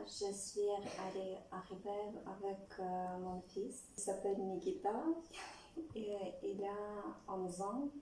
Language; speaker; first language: French; non-native, learner; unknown